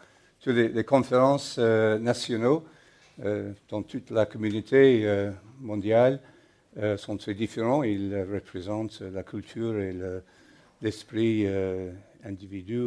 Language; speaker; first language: French; non-native, learner; English